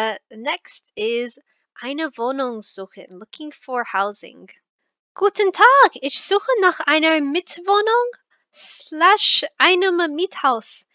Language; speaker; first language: German; non-native, learner; English